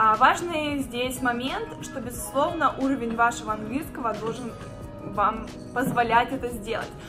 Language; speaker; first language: Russian; native; Russian